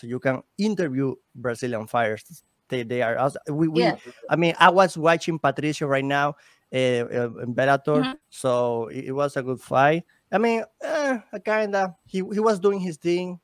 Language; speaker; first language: English; non-native, learner; Spanish